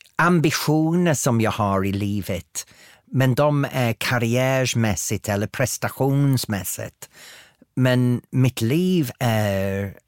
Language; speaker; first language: Swedish; non-native, fluent; English